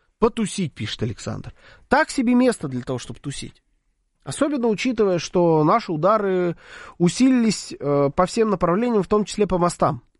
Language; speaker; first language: Russian; native; Russian